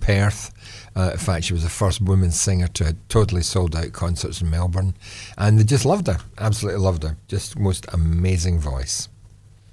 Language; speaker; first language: English; native; English